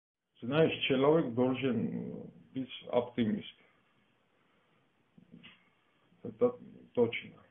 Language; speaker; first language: Russian; non-native, fluent; Georgian